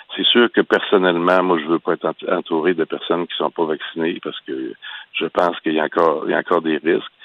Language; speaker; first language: French; native; French